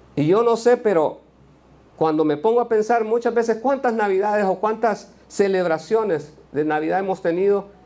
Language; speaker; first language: Spanish; native; Spanish